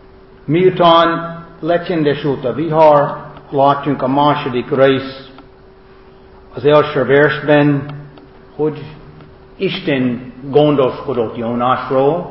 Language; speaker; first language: Hungarian; non-native, fluent; English